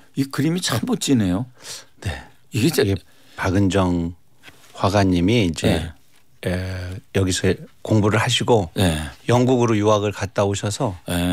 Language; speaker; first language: Korean; native; Korean